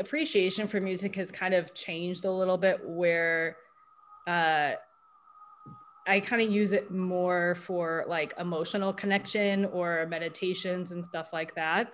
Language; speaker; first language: English; native; English